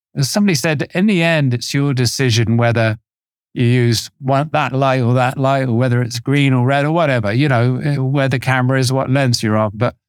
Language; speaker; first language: English; native; English